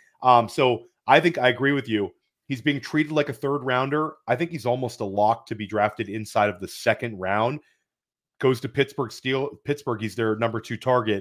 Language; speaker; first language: English; native; English